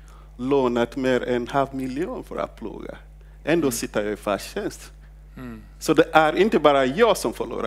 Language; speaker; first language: Swedish; non-native, fluent; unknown